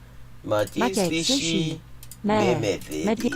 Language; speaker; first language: Czech; non-native, learner; English